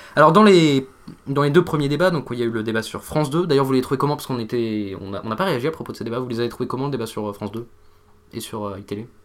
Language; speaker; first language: French; native; French